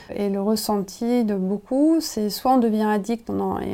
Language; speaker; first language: French; native; French